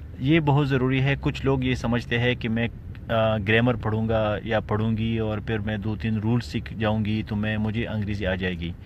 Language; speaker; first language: Urdu; non-native, local second language; Pashto